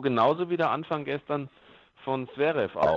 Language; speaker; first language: German; native; German